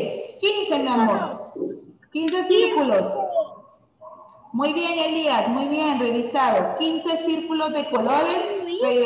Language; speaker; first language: Spanish; native; Spanish